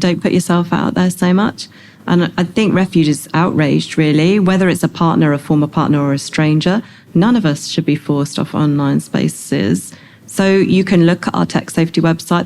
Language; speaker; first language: English; native; English